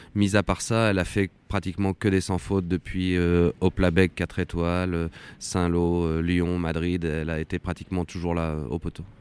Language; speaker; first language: French; native; French